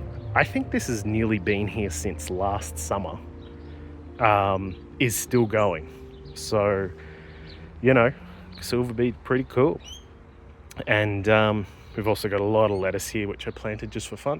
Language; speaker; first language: English; native; English